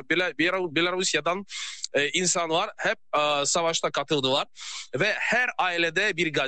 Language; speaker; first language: Turkish; non-native, learner; Russian